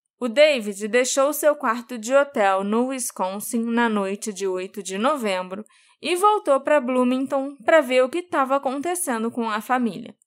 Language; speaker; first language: Portuguese; native; Portuguese